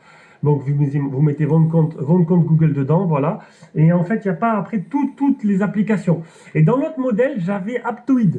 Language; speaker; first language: French; native; French